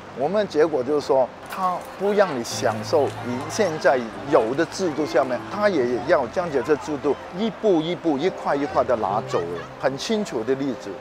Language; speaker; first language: Chinese; non-native, local second language; Cantonese